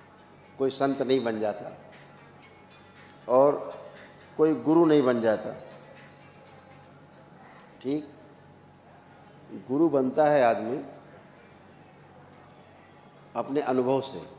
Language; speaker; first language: Hindi; native; Hindi